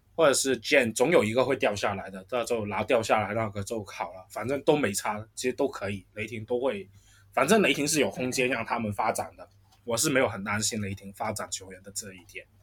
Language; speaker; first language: Chinese; native; Chinese